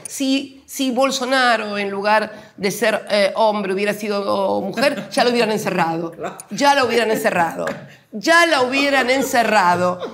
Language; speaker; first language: Spanish; native; Spanish